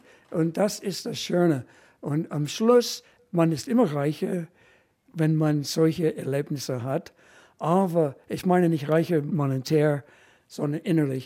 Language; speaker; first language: German; non-native, fluent; English